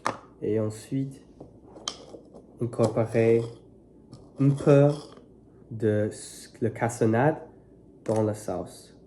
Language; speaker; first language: French; non-native, learner; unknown